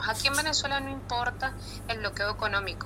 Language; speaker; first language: Spanish; native; Spanish